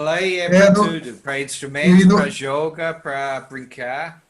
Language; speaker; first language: Portuguese; non-native, learner; English